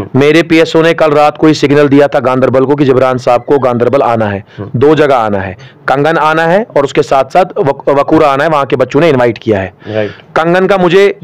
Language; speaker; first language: Urdu; non-native, local second language; Kashmiri